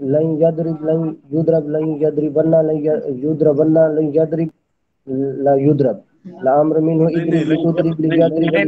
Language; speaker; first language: Arabic; non-native, learner; Urdu